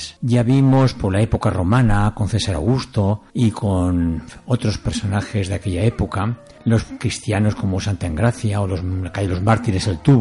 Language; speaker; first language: Spanish; native; Spanish